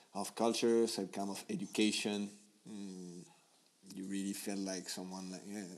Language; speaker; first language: English; non-native, fluent; French